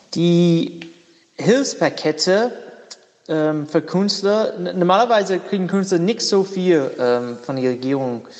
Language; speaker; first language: German; non-native, learner; English